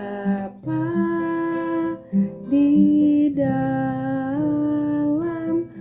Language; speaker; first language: Indonesian; native; Indonesian